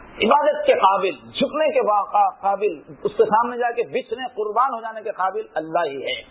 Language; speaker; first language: Urdu; native; Urdu